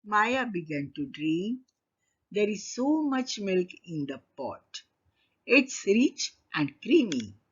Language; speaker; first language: English; non-native, local second language; Marathi